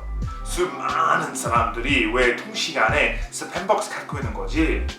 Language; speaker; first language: Korean; non-native, fluent; English